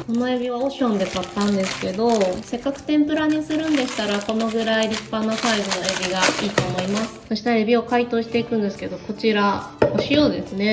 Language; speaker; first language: Japanese; native; Japanese